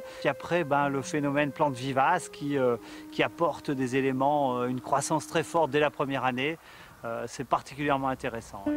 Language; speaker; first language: French; native; French